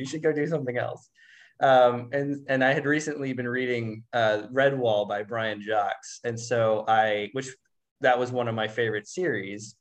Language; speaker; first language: English; native; English